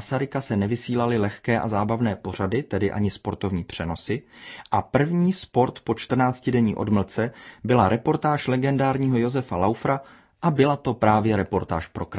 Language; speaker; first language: Czech; native; Czech